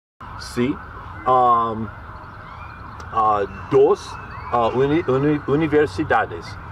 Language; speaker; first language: Spanish; non-native, learner; English